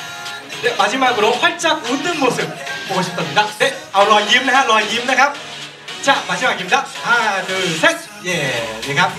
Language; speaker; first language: Korean; non-native, fluent; Thai